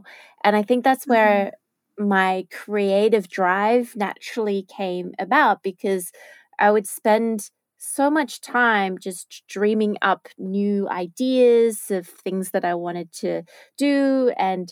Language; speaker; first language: English; native; English